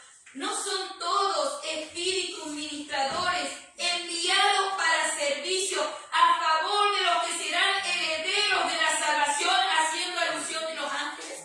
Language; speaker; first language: Spanish; native; Spanish